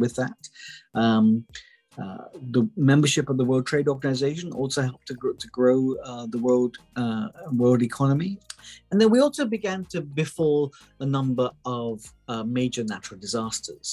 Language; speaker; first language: English; native; English